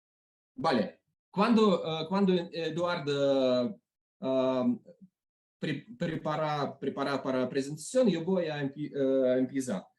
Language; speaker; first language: Spanish; non-native, learner; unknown